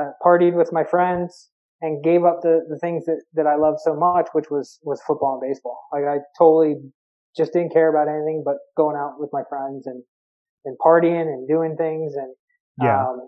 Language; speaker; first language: English; native; English